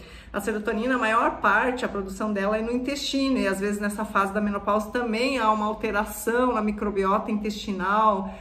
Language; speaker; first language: Portuguese; native; Portuguese